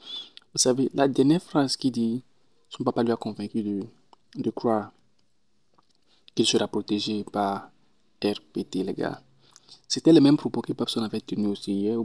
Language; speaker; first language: French; non-native, local second language; Ewe